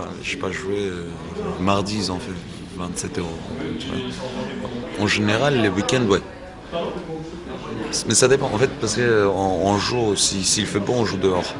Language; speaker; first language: French; non-native, fluent; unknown